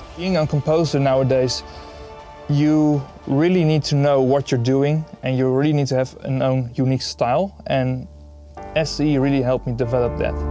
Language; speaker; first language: English; non-native, fluent; Dutch